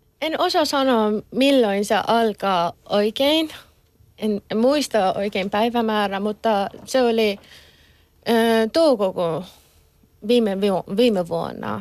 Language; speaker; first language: Finnish; non-native, learner; Persian